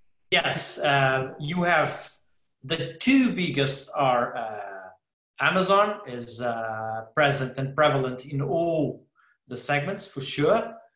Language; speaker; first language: English; non-native, fluent; Portuguese